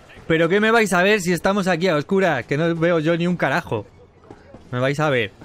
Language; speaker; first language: Spanish; native; Spanish